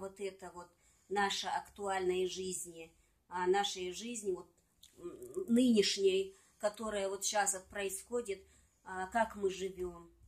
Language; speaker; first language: Russian; non-native, local second language; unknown